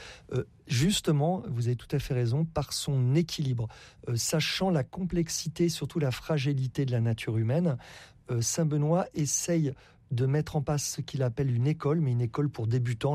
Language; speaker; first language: French; native; French